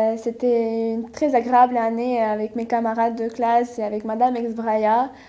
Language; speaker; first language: French; non-native, fluent; Ukrainian